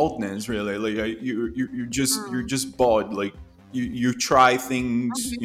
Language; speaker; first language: English; non-native, fluent; Portuguese